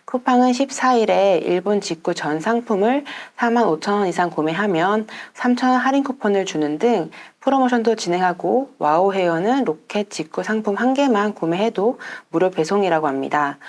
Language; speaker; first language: Korean; native; Korean